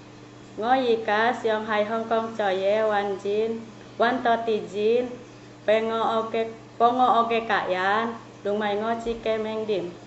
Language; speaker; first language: Cantonese; non-native, learner; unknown